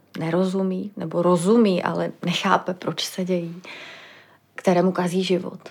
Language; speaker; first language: Czech; native; Czech